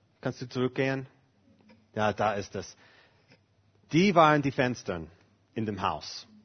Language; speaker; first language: German; non-native, fluent; English